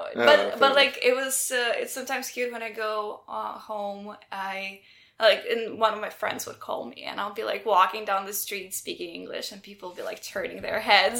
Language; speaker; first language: English; non-native, fluent; Russian